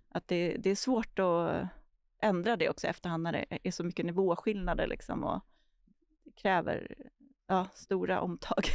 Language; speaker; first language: Swedish; native; Swedish